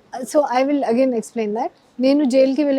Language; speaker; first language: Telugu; non-native, local second language; Hindi